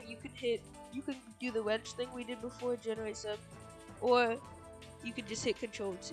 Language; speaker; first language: English; native; English